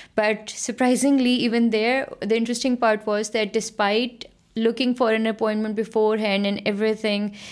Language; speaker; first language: English; non-native, local second language; Punjabi